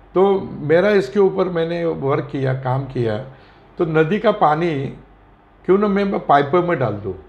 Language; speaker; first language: Hindi; non-native, local second language; Marathi